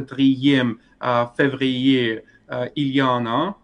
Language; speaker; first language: French; non-native, fluent; Russian